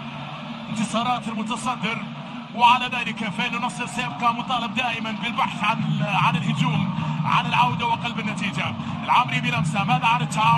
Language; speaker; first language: Arabic; native; Arabic